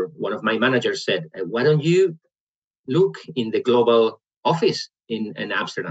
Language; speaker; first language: English; non-native, fluent; Spanish